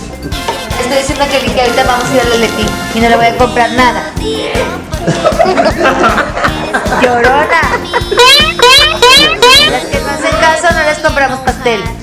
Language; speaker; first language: Spanish; native; Spanish